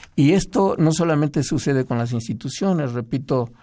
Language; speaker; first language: Spanish; native; Spanish